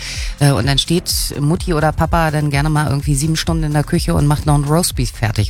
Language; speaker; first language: German; native; German